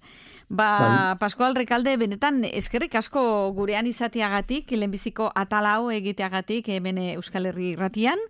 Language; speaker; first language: Basque; native; Basque